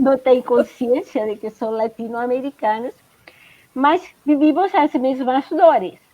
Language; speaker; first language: Portuguese; non-native, fluent; Spanish